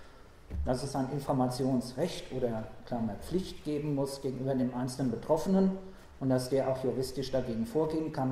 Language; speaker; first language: German; native; German